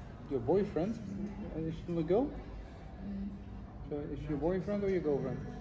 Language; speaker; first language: English; non-native, fluent; Dutch